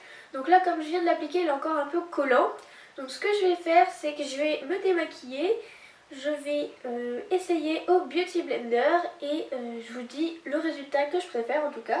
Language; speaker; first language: French; native; French